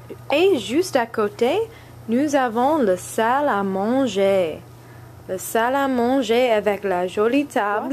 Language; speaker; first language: French; non-native, learner; English